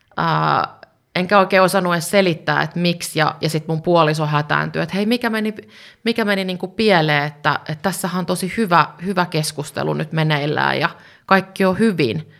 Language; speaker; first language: Finnish; native; Finnish